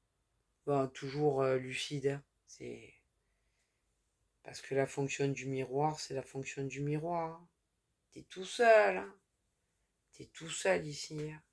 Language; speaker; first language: French; native; French